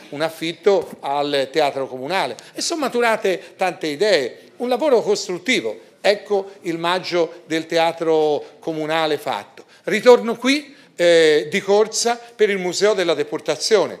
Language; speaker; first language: Italian; native; Italian